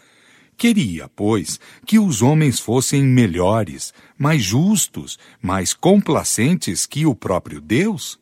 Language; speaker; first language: Portuguese; native; Portuguese